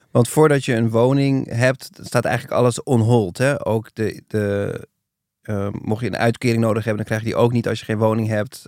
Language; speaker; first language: Dutch; native; Dutch